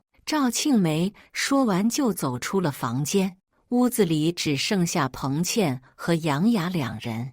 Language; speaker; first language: Chinese; native; Chinese